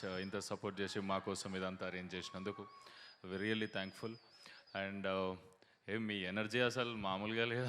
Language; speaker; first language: Telugu; native; Telugu